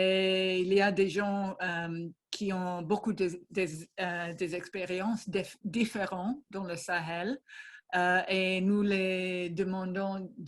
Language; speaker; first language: French; non-native, fluent; English